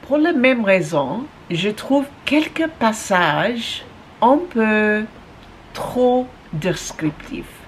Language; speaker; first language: French; non-native, learner; English